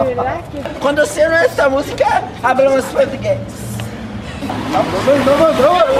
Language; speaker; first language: Spanish; non-native, learner; Portuguese